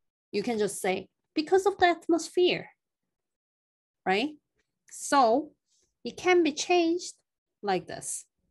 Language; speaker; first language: English; non-native, fluent; Korean